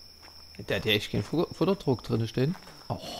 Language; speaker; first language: German; native; German